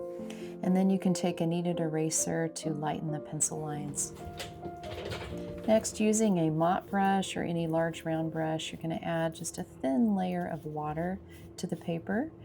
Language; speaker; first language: English; native; English